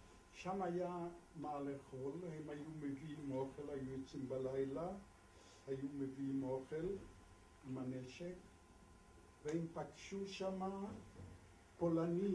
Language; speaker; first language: Hebrew; non-native, fluent; Polish